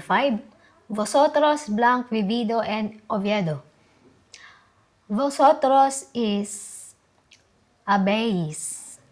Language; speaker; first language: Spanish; non-native, learner; Filipino